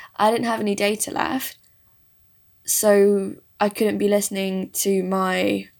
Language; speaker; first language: English; early bilingual, other home language; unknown